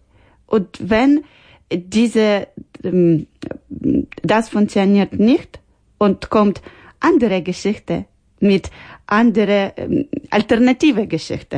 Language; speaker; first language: German; non-native, learner; Ukrainian